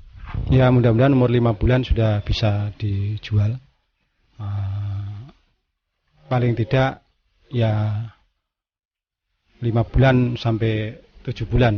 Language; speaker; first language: Indonesian; non-native, local second language; Javanese